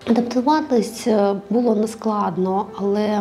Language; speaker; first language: Ukrainian; non-native, local second language; Russian